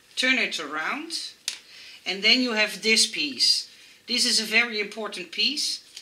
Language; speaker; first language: English; non-native, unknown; Dutch